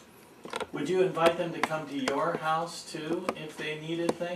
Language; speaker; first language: English; native; English